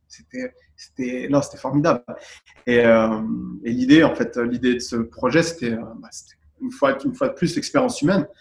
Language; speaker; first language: French; native; French